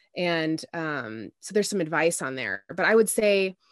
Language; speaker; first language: English; native; English